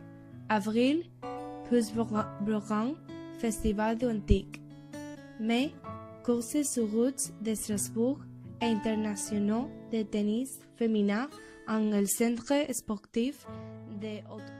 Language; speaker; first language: French; non-native, learner; Spanish